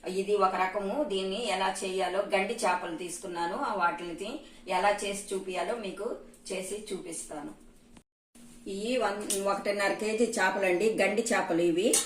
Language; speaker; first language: Telugu; native; Telugu